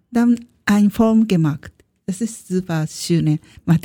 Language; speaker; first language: German; non-native, learner; Japanese